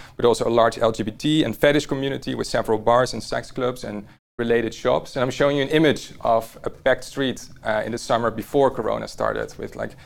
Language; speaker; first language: English; non-native, fluent; Dutch